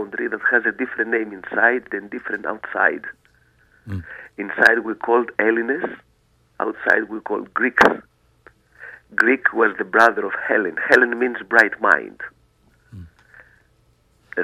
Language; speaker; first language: English; non-native, fluent; Greek